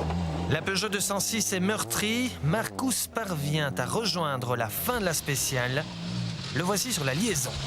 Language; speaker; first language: French; native; French